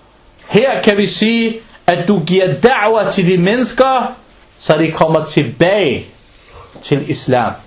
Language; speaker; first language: Danish; non-native, local second language; Arabic